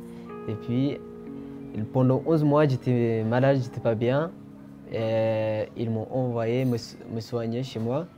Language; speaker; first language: French; non-native, fluent; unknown